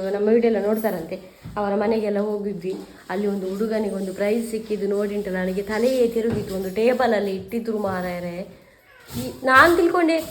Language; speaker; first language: Kannada; non-native, local second language; Tulu